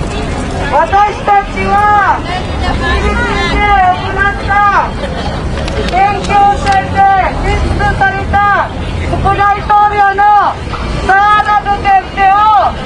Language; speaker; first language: Japanese; non-native, fluent; Filipino